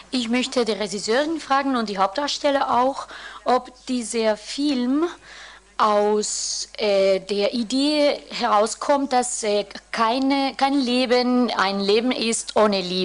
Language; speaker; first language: German; non-native, fluent; Spanish